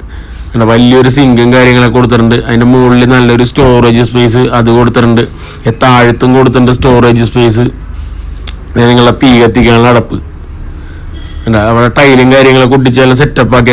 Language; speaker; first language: Malayalam; native; Malayalam